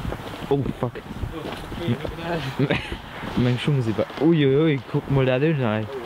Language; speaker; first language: German; non-native, local second language; Luxembourgish